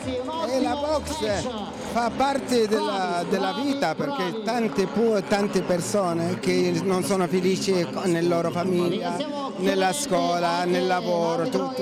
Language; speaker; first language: Italian; non-native, fluent; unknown